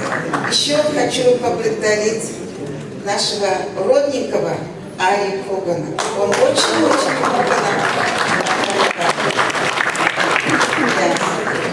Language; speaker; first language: Russian; non-native, local second language; Uzbek